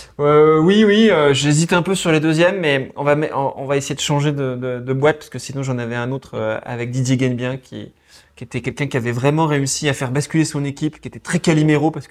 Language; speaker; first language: French; native; French